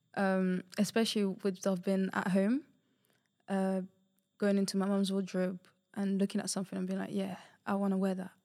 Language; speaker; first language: English; early bilingual, other home language; Portuguese